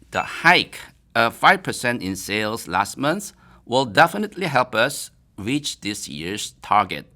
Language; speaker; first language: English; non-native, fluent; Korean